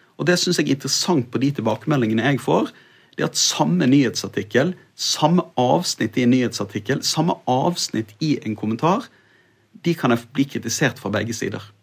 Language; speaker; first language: Norwegian; native; Norwegian